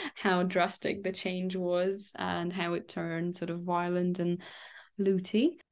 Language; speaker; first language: English; early bilingual, other home language; Ukrainian